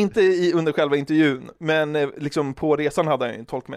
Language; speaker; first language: Swedish; native; Swedish